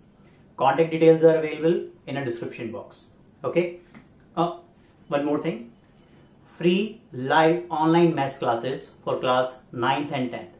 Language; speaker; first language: English; non-native, local second language; Hindi